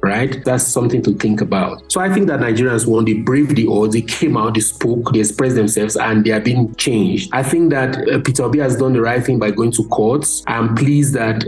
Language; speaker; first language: English; non-native, local second language; Hausa